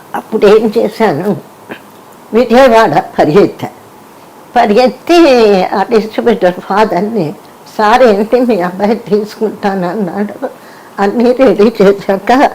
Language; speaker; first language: Telugu; native; Telugu